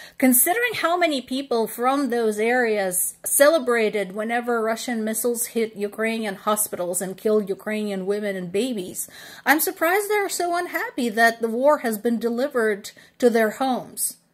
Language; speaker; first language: English; non-native, fluent; Russian